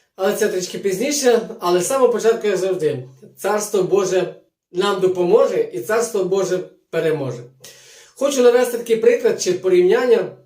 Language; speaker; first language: Ukrainian; native; Ukrainian